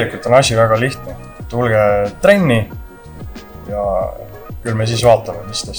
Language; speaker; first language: Estonian; native; Estonian